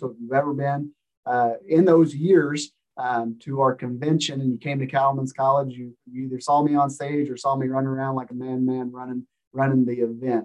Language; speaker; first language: English; native; English